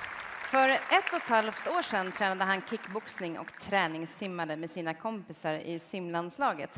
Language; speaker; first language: Swedish; native; Swedish